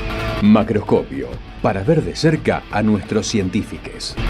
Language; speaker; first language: Spanish; native; Spanish